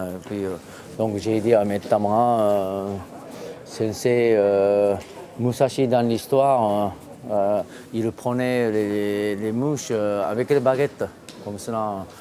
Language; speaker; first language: French; non-native, fluent; Japanese